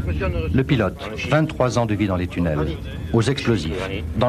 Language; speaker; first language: French; native; French